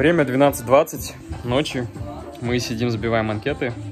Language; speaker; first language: Russian; native; Russian